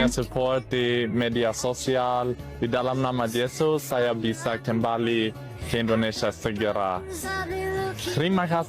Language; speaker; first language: Indonesian; non-native, learner; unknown